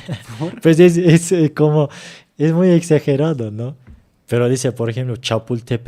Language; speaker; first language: Spanish; non-native, learner; Turkish